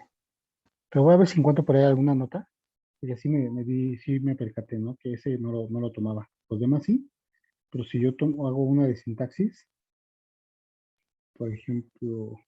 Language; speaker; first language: Spanish; native; Spanish